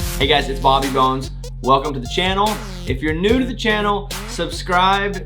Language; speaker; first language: English; native; English